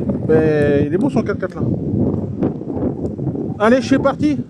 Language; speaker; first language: French; native; French